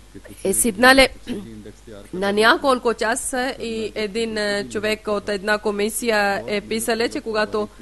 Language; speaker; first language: Bulgarian; non-native, learner; Urdu